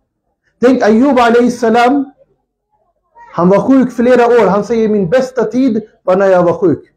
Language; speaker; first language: Swedish; non-native, local second language; Urdu